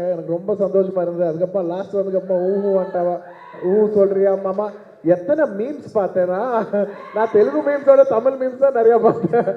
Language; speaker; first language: Tamil; non-native, local second language; Telugu